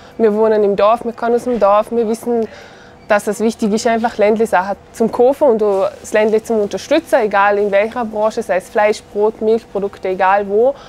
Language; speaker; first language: German; native; German